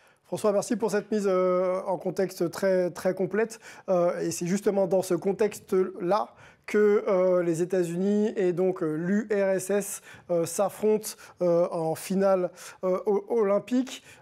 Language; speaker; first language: French; native; French